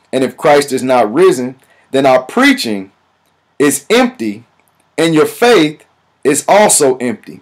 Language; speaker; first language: English; native; English